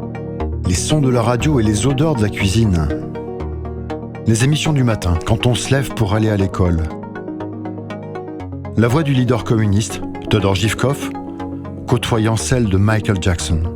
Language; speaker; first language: French; native; French